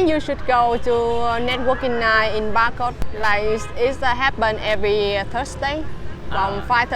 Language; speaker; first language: English; non-native, fluent; Vietnamese